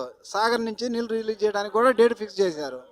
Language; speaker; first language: Telugu; native; Telugu